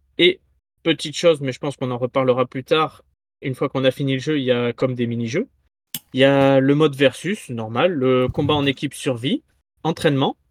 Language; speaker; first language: French; native; French